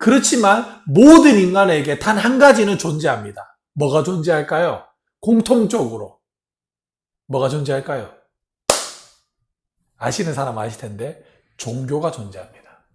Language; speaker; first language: Korean; native; Korean